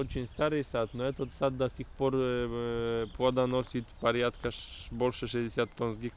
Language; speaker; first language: Russian; non-native, fluent; Polish